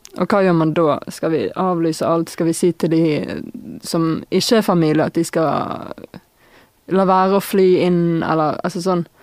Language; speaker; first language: Norwegian; native; Norwegian